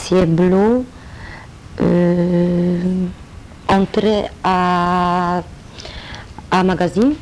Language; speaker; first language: French; non-native, learner; Polish